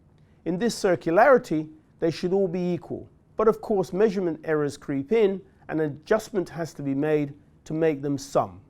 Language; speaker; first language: English; native; English